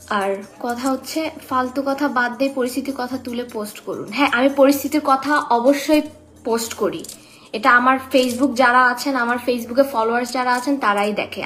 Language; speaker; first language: Bangla; non-native, local second language; Kok Borok